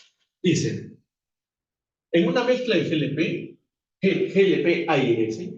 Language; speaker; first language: Spanish; native; Spanish